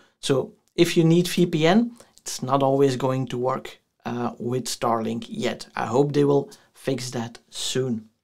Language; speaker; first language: English; non-native, fluent; Dutch